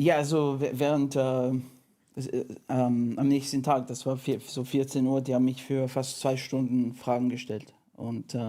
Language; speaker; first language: German; non-native, fluent; English